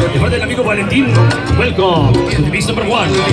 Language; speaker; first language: Spanish; native; Spanish